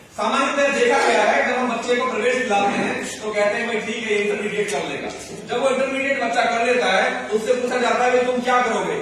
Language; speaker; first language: Hindi; native; Hindi